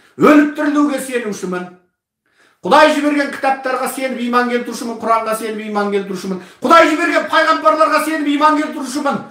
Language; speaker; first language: Kazakh; early bilingual, heritage; Kazakh